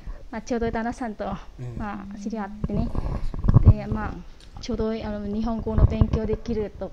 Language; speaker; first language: Japanese; non-native, learner; Vietnamese